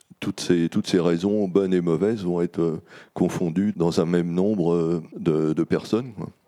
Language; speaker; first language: French; native; French